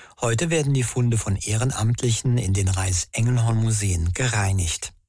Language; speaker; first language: German; native; German